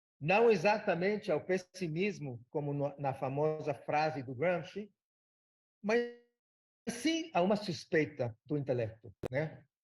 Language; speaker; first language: Portuguese; non-native, fluent; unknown